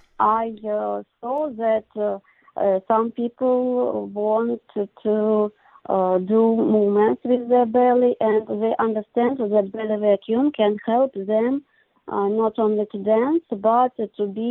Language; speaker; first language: English; non-native, learner; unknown